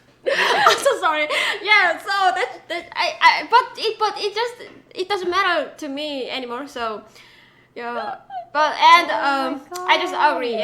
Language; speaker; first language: English; non-native, learner; Korean